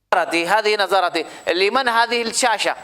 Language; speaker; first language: Arabic; non-native, fluent; Urdu